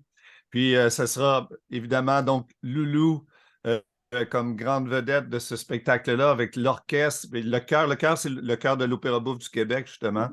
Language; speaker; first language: French; native; French